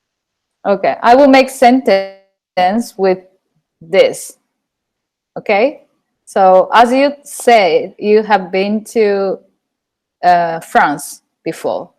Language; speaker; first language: English; non-native, fluent; Japanese